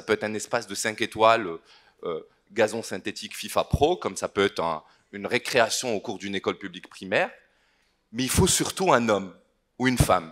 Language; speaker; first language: French; non-native, local second language; Arabic